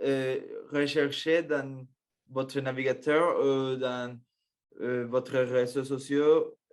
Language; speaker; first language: French; non-native, fluent; Spanish